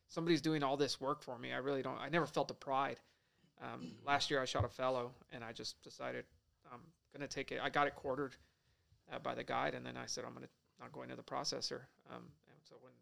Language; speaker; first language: English; native; English